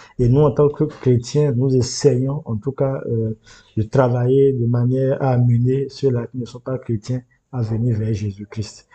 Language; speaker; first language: French; non-native, local second language; Yoruba